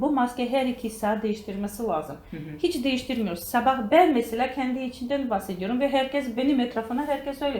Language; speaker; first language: Turkish; non-native, learner; Georgian